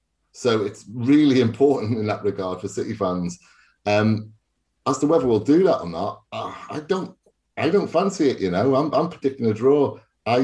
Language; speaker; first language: English; native; English